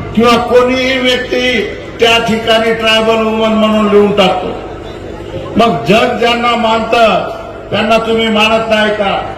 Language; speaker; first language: Marathi; non-native, local second language; Lambadi